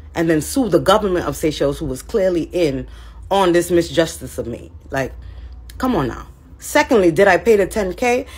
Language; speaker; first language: English; native; English